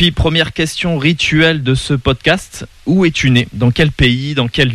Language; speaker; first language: French; native; French